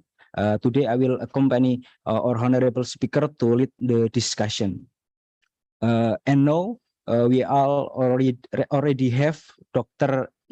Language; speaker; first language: English; non-native, learner; Indonesian